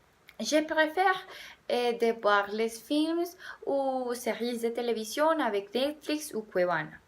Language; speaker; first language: French; non-native, learner; Spanish